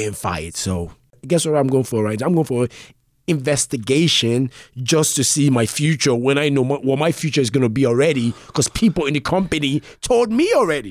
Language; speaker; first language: English; early bilingual, other home language; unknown